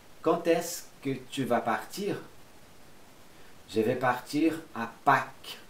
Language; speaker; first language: French; non-native, fluent; Portuguese